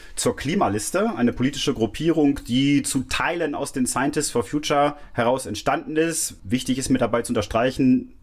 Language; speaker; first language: German; native; German